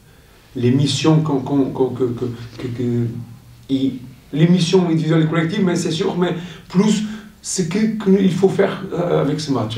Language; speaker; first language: French; non-native, learner; Portuguese